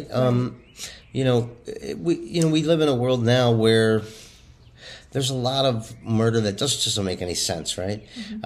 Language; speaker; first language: English; native; English